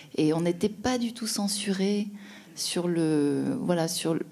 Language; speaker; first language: French; native; French